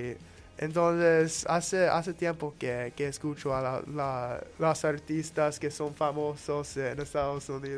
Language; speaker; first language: Spanish; non-native, learner; English